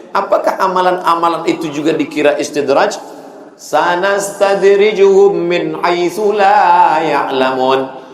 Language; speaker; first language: Malay; native; Malay